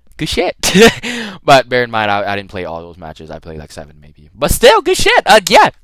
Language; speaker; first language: English; early bilingual, other home language; Thai